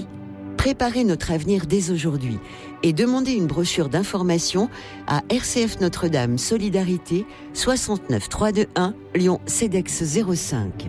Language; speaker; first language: French; native; French